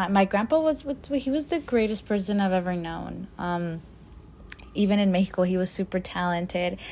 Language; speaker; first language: English; early bilingual, other home language; Spanish